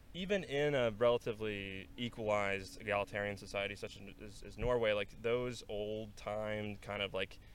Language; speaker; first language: English; non-native, fluent; Norwegian